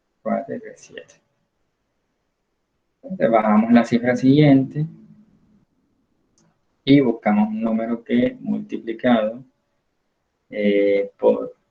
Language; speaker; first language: Spanish; native; Spanish